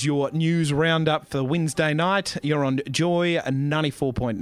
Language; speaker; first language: English; native; English